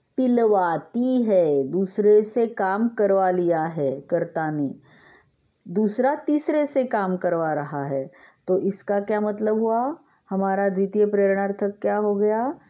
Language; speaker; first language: Hindi; non-native, local second language; Marathi